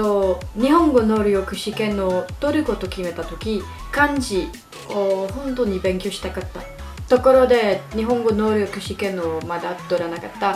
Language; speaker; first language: Japanese; non-native, learner; French